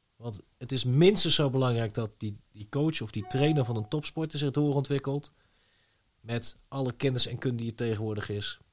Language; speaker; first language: Dutch; native; Dutch